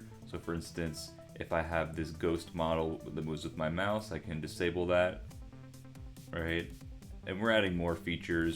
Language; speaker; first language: English; native; English